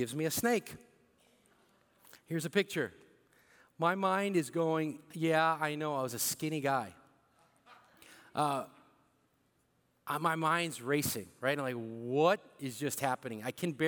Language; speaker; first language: English; early bilingual, other home language; Bikol